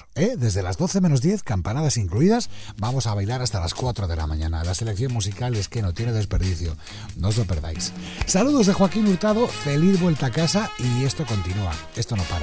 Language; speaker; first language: Spanish; native; Spanish